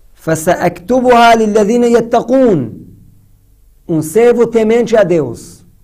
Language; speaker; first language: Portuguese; non-native, fluent; Persian